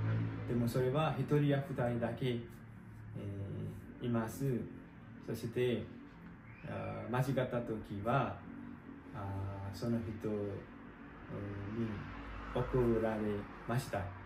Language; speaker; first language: Japanese; non-native, learner; Nepali